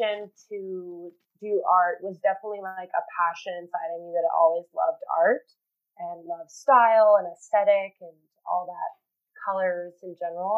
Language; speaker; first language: English; native; English